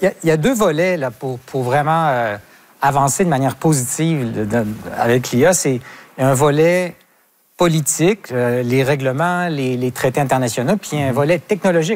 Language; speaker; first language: French; native; French